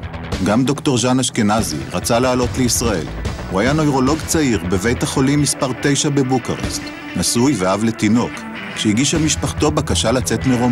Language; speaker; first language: Hebrew; native; Hebrew